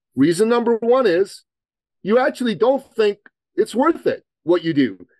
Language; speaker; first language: English; early bilingual, other home language; Persian